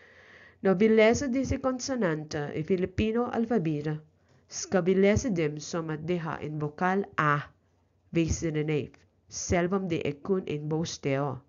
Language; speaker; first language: Danish; non-native, learner; Filipino